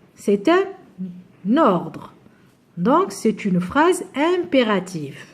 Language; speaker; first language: French; non-native, local second language; Arabic